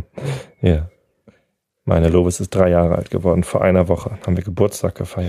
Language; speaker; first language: German; native; German